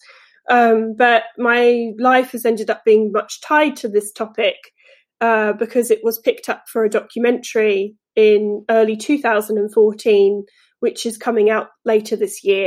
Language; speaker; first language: English; native; English